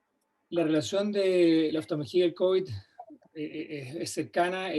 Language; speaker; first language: Spanish; native; Spanish